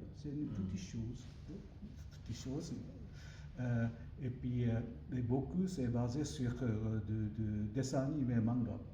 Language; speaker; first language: French; non-native, learner; Japanese